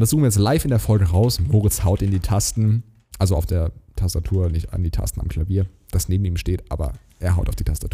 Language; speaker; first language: German; native; German